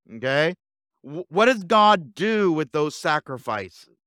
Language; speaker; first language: English; native; English